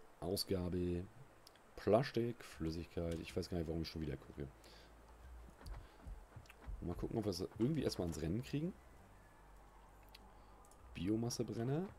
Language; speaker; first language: German; native; German